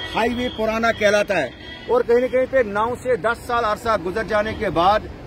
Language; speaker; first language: Hindi; native; Hindi